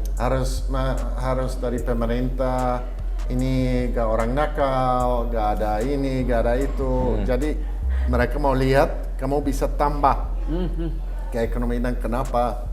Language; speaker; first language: Indonesian; non-native, fluent; Dutch